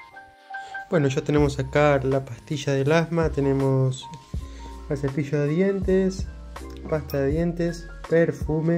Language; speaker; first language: Spanish; native; Spanish